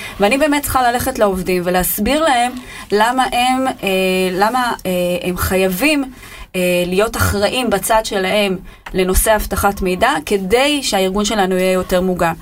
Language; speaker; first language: Hebrew; native; Hebrew